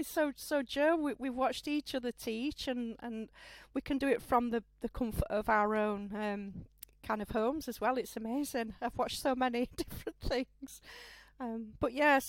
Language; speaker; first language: English; native; English